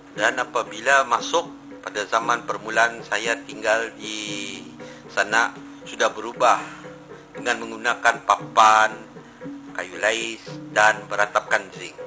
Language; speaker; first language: Malay; native; Malay